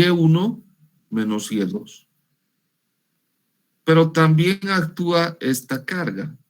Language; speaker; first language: Spanish; native; Spanish